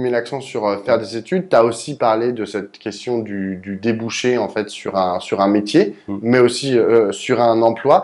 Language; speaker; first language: French; native; French